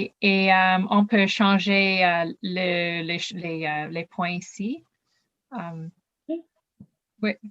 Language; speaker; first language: French; non-native, learner; English